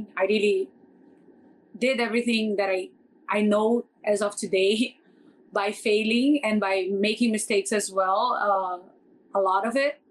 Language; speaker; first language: English; non-native, fluent; Portuguese